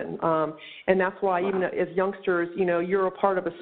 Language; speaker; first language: English; native; English